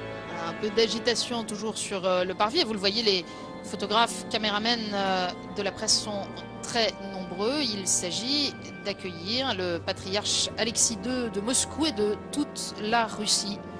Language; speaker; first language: French; native; French